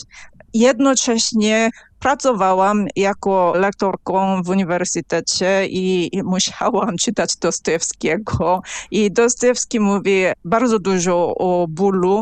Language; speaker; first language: Polish; non-native, fluent; Korean